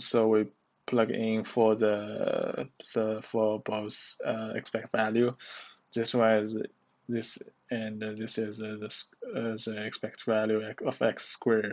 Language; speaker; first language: English; non-native, learner; Chinese